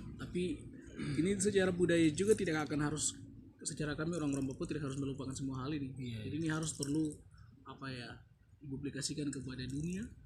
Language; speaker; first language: Indonesian; non-native, local second language; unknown